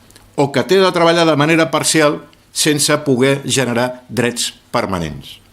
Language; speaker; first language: Catalan; native; Catalan